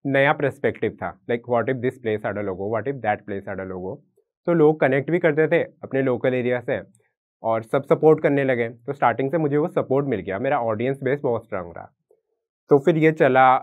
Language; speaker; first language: Hindi; non-native, local second language; Odia